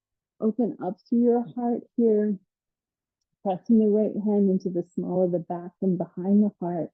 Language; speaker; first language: English; native; English